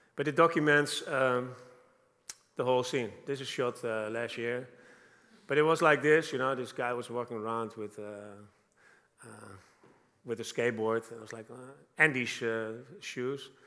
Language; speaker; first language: English; non-native, fluent; Dutch